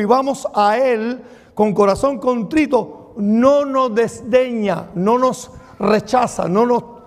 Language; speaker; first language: Spanish; native; Spanish